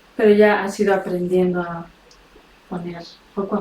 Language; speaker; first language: Spanish; native; Spanish